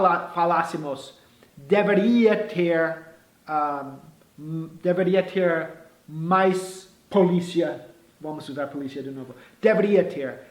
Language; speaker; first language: Portuguese; non-native, fluent; English